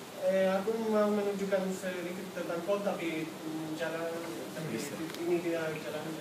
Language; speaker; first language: Indonesian; non-native, fluent; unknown